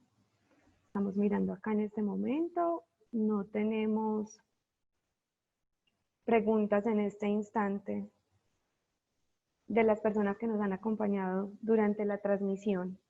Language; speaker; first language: Spanish; native; Spanish